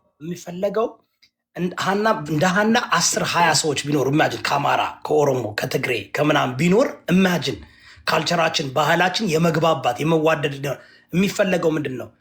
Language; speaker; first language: Amharic; early bilingual, heritage; Amharic